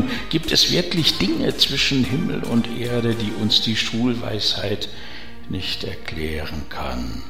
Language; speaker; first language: German; native; German